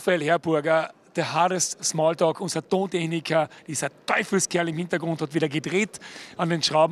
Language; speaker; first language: German; native; German